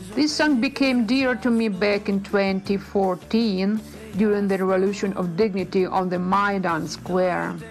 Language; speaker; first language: English; non-native, fluent; Ukrainian